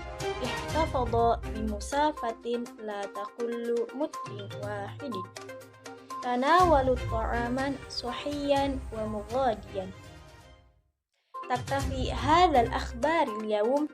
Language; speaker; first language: Arabic; non-native, learner; Indonesian